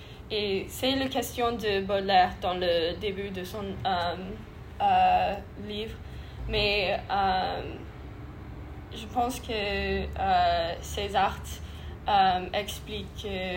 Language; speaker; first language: French; non-native, learner; English